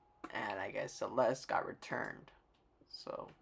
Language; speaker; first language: English; native; English